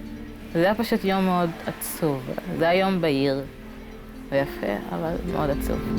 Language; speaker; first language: Hebrew; early bilingual, other home language; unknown